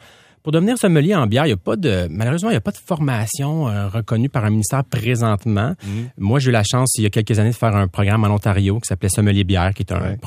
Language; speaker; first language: French; native; French